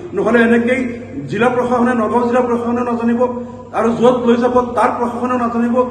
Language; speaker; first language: Assamese; non-native, local second language; Bangla